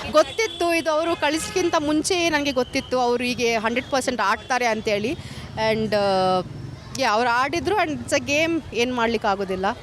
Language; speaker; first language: Kannada; non-native, local second language; Tulu